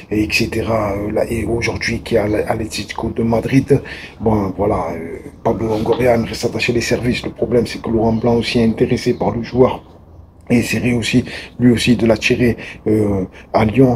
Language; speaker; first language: French; native; French